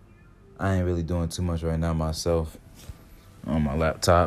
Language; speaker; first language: English; native; English